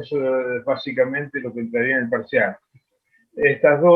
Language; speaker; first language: Spanish; native; Spanish